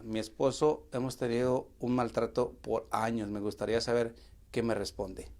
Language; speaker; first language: Spanish; native; Spanish